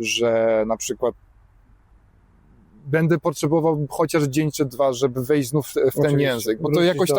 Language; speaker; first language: Polish; early bilingual, heritage; German